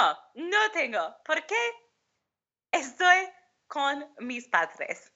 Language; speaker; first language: Spanish; non-native, learner; English